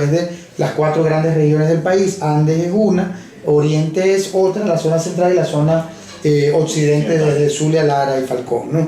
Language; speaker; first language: Spanish; native; Spanish